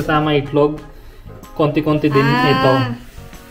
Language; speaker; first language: Filipino; non-native, learner; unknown